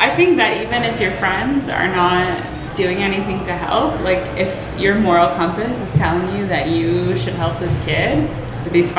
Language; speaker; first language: English; native; English